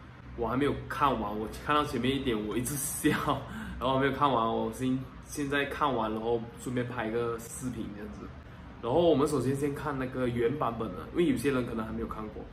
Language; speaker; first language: Chinese; native; Chinese